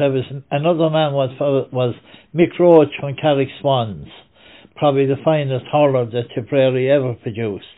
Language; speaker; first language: English; native; English